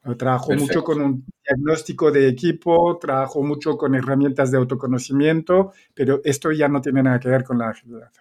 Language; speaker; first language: Spanish; non-native, fluent; French